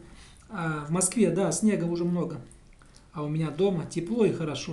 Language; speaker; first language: Russian; native; Russian